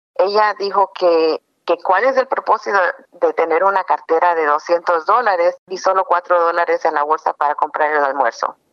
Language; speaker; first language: Spanish; early bilingual, heritage; Spanish